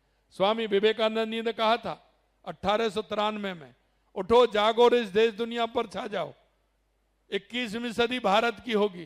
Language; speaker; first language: Hindi; native; Hindi